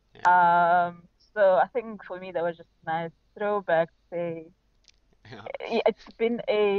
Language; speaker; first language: English; non-native, local second language; Xhosa